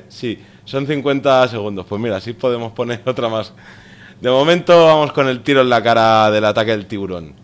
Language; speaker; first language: Spanish; native; Spanish